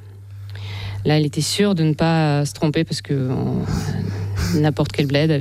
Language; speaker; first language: French; non-native, fluent; Russian